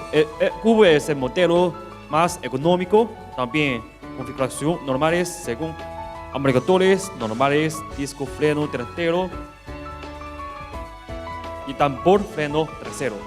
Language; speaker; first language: Spanish; non-native, learner; Chinese